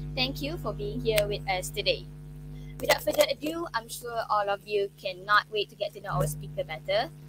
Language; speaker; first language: English; non-native, local second language; Malay